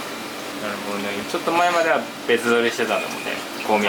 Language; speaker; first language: Japanese; native; Japanese